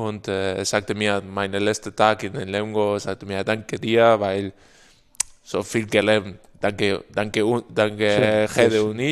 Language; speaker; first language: German; non-native, fluent; Spanish